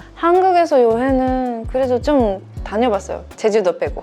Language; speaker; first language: Korean; non-native, fluent; Japanese